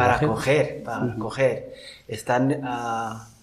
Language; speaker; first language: Spanish; non-native, learner; Rundi